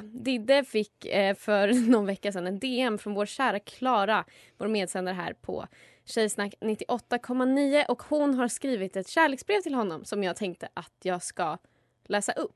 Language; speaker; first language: Swedish; native; Swedish